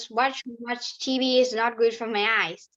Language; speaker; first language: English; non-native, learner; Vietnamese